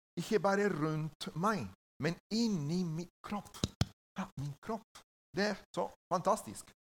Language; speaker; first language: Norwegian; non-native, learner; Spanish